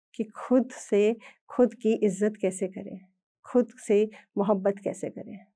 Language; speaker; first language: Hindi; native; Hindi